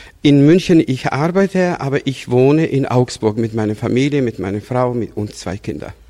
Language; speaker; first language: German; non-native, fluent; Serbian